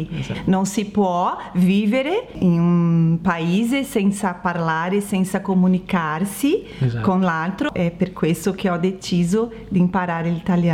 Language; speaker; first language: Italian; non-native, learner; Portuguese